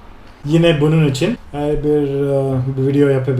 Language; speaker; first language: Turkish; non-native, fluent; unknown